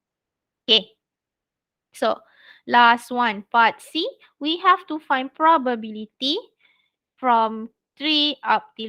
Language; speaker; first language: English; non-native, local second language; Malay